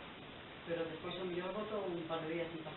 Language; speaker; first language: Spanish; non-native, local second language; Galician